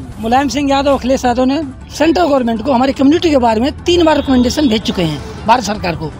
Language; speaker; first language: Hindi; native; Hindi